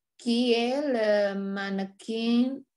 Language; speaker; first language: French; non-native, learner; Indonesian